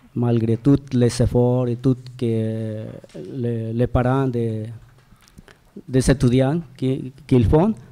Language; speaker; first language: French; non-native, learner; Spanish